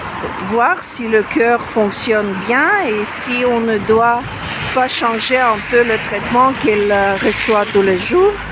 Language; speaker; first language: French; non-native, fluent; Russian